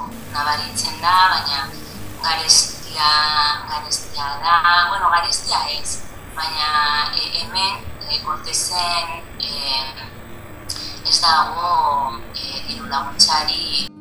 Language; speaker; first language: Basque; non-native, learner; Spanish